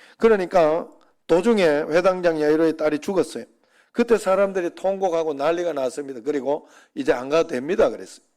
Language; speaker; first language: Korean; native; Korean